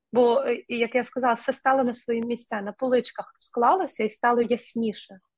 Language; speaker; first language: Ukrainian; non-native, local second language; Russian